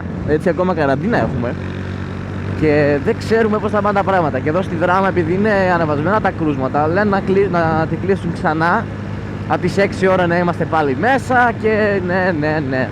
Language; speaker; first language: Greek; native; Greek